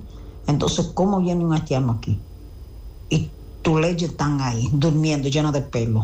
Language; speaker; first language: Spanish; native; Spanish